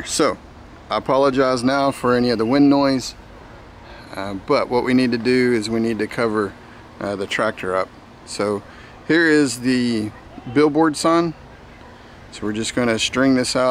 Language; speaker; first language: English; native; English